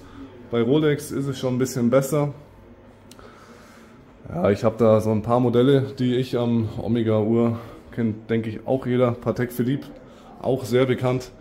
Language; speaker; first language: German; native; German